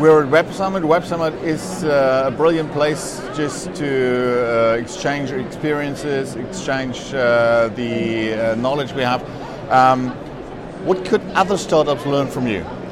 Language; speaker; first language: English; non-native, fluent; German